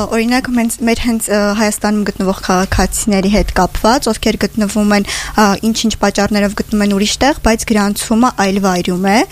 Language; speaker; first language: Armenian; native; Armenian